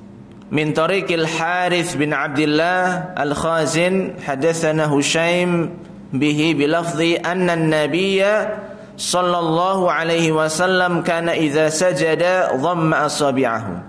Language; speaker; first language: Indonesian; native; Indonesian